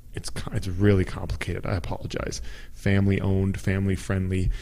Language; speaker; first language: English; native; English